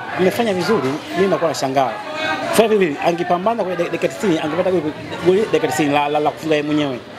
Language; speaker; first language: Swahili; native; Swahili